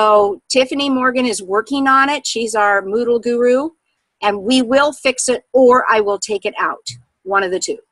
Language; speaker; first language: English; native; English